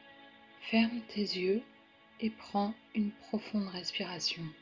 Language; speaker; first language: French; native; French